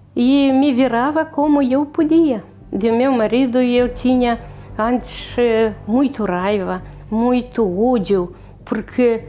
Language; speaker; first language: Portuguese; non-native, fluent; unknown